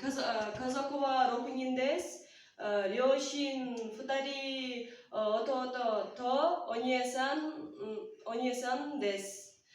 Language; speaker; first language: Japanese; non-native, learner; Kyrgyz